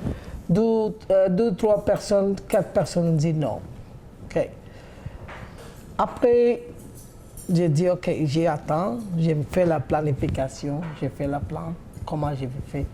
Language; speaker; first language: French; non-native, learner; Bangla